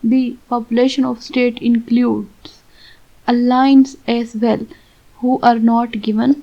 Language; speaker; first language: English; non-native, local second language; Urdu